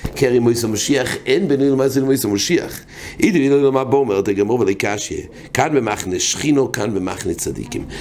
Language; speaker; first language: Hebrew; non-native, fluent; English